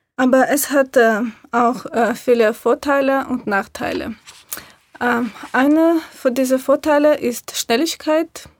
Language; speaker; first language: German; non-native, learner; Russian